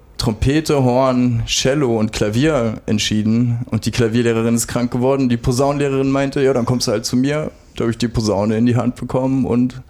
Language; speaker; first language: German; native; German